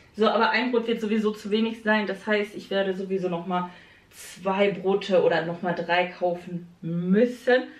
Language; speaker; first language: German; early bilingual, other home language; Polish